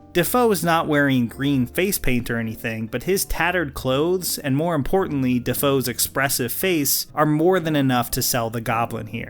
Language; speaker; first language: English; native; English